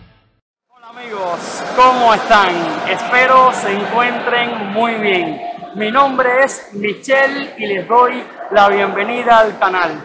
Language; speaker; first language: Spanish; native; Spanish